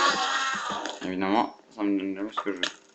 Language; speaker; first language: French; native; French